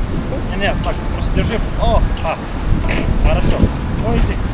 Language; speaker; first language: Russian; non-native, learner; Lithuanian